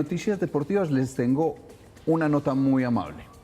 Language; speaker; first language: Spanish; native; Spanish